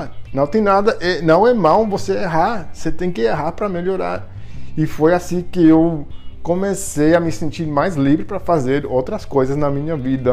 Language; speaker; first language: Portuguese; non-native, fluent; English